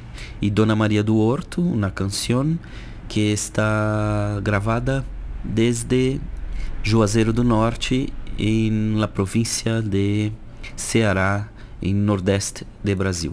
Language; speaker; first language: Spanish; non-native, fluent; Portuguese